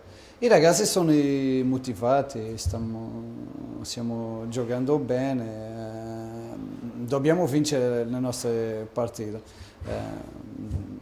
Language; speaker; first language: Italian; non-native, fluent; Portuguese